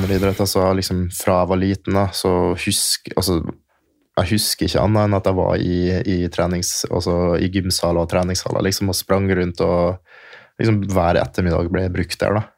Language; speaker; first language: Norwegian; early bilingual, other home language; German